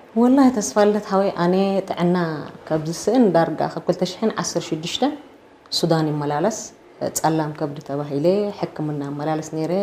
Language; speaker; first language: Tigrinya; non-native, local second language; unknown